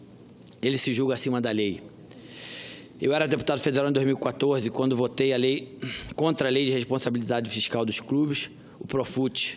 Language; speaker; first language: Portuguese; native; Portuguese